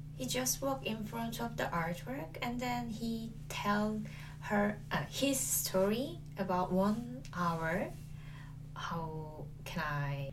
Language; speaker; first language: English; non-native, learner; Korean